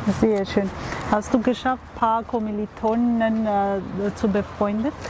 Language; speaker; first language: German; non-native, fluent; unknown